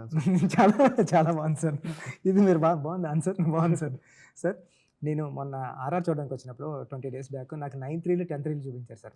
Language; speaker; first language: Telugu; native; Telugu